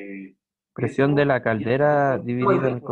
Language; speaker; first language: Spanish; native; Spanish